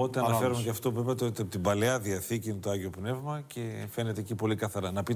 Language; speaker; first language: Greek; native; Greek